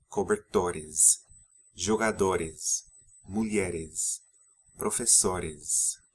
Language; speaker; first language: Portuguese; non-native, fluent; English